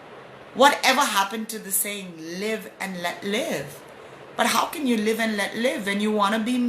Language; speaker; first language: English; non-native, local second language; Hindi